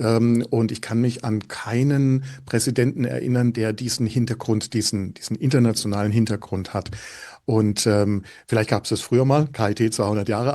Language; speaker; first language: German; native; German